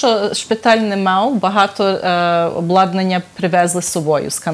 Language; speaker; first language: Ukrainian; early bilingual, heritage; Ukrainian